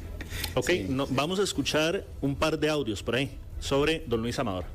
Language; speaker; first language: Spanish; native; Spanish